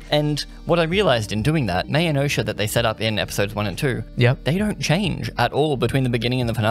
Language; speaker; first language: English; native; English